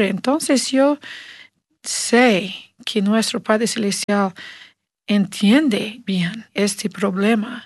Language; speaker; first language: Spanish; non-native, learner; English